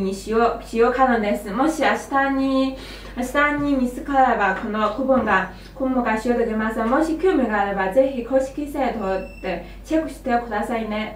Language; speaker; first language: Japanese; non-native, learner; Chinese